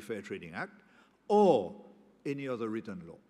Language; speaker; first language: English; non-native, local second language; Seselwa Creole French